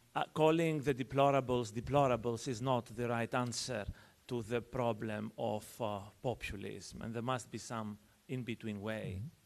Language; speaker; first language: English; non-native, fluent; Albanian